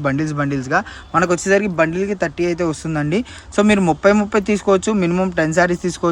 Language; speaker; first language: Telugu; native; Telugu